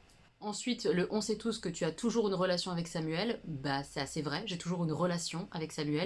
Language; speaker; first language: French; native; French